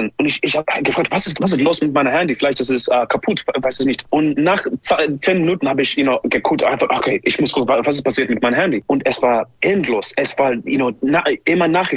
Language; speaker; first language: German; non-native, learner; English